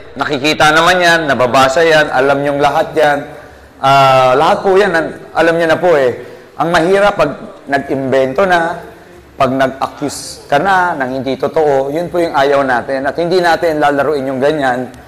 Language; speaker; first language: Filipino; native; Filipino